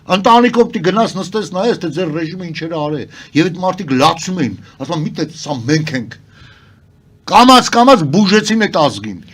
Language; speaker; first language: Armenian; native; Armenian